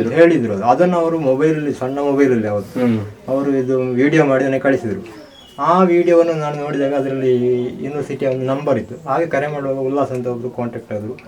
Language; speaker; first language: Kannada; non-native, local second language; Malayalam